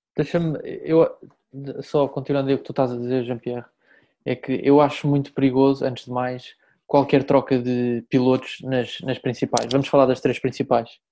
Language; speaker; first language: Portuguese; native; Portuguese